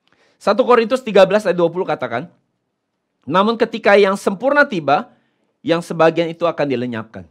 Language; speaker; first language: Indonesian; native; Indonesian